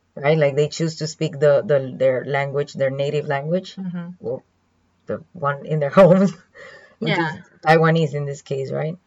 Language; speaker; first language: English; non-native, fluent; Spanish